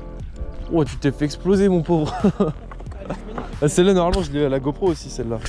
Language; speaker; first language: French; native; French